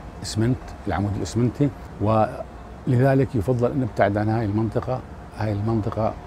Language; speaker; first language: Arabic; native; Arabic